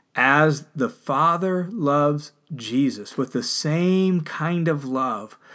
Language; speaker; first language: English; native; English